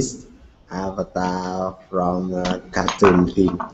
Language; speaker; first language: English; non-native, learner; Vietnamese